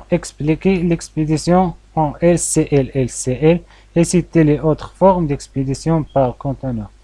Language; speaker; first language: French; non-native, local second language; Arabic